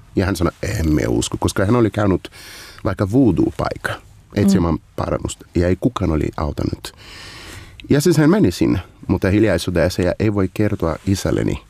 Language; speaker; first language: Finnish; non-native, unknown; Portuguese